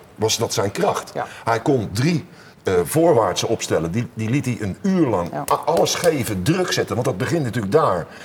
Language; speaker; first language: Dutch; native; Dutch